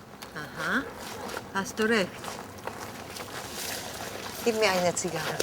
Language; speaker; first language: German; non-native, learner; Polish